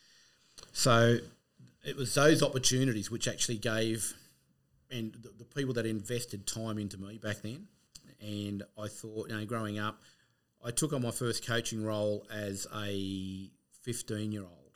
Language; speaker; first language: English; native; English